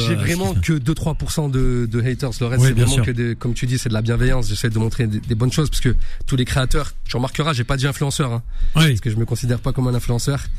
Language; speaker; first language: French; early bilingual, other home language; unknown